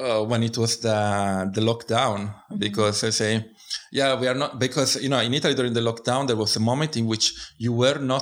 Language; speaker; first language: English; non-native, fluent; Italian